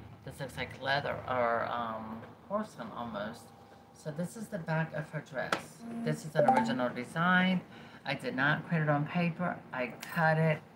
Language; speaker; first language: English; early bilingual, other home language; Spanish